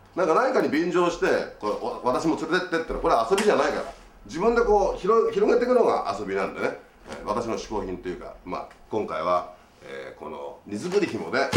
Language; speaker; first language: Japanese; native; Japanese